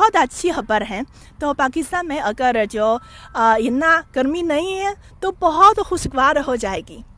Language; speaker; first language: Hindi; non-native, fluent; Chinese